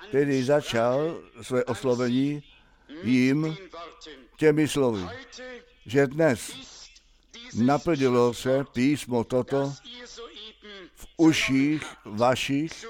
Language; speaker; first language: Czech; non-native, fluent; German